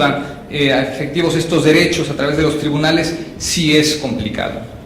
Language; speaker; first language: Spanish; native; Spanish